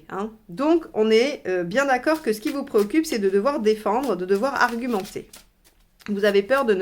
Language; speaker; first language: French; native; French